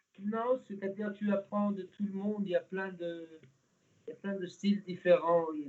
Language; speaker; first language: French; non-native, fluent; English